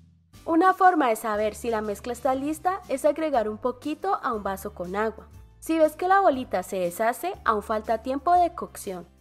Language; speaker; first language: Spanish; native; Spanish